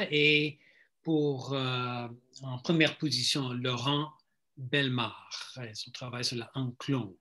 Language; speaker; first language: French; non-native, fluent; English